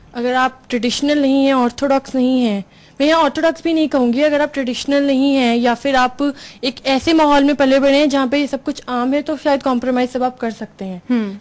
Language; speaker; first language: Hindi; native; Hindi